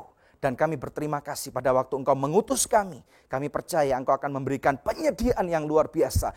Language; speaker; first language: Indonesian; native; Indonesian